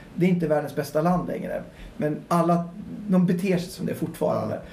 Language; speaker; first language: Swedish; native; Swedish